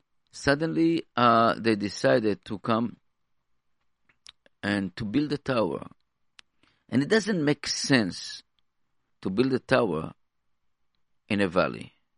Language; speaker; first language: English; non-native, fluent; Hebrew